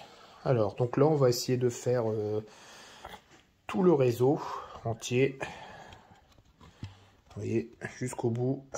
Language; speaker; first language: French; native; French